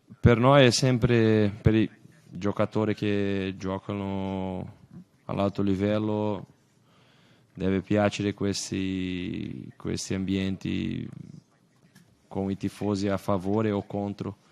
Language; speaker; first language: Italian; non-native, fluent; Portuguese